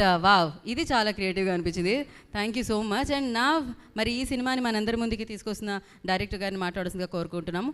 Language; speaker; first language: Telugu; native; Telugu